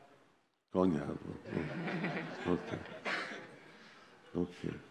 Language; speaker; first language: Hungarian; non-native, learner; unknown